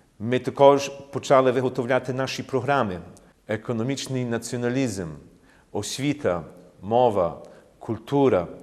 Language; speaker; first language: Ukrainian; early bilingual, heritage; Ukrainian